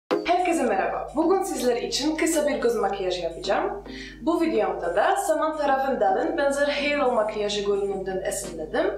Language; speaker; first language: Turkish; non-native, fluent; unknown